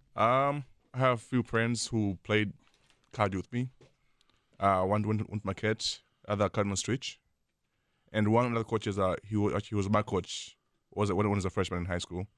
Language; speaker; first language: English; non-native, local second language; Swahili